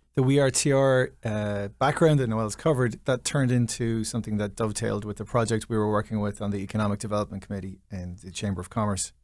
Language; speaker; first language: English; native; English